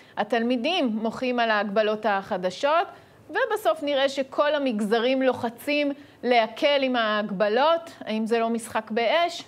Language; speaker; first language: Hebrew; native; Hebrew